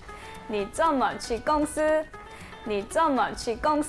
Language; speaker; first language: Chinese; non-native, learner; Korean